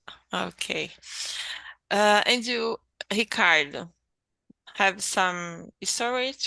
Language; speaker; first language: English; non-native, learner; Portuguese